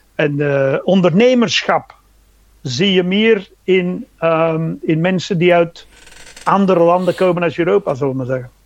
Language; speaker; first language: Dutch; non-native, fluent; English